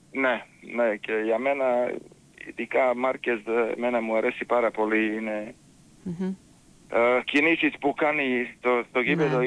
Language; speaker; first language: Greek; non-native, fluent; Serbian